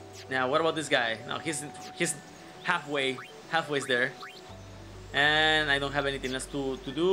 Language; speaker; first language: English; non-native, fluent; Spanish